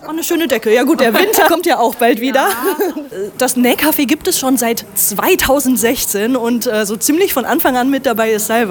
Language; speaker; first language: German; native; German